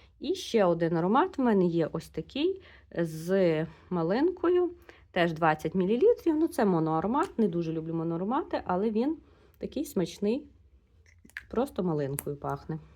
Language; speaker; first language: Ukrainian; non-native, local second language; Russian